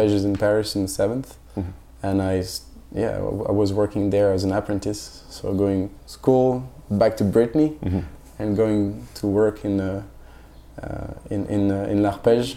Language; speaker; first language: English; non-native, fluent; French